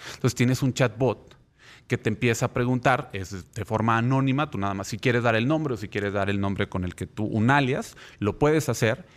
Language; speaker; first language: Spanish; native; Spanish